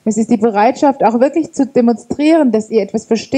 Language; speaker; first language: German; native; German